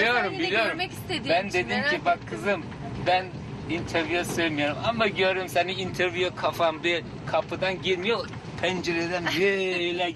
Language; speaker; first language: Turkish; non-native, learner; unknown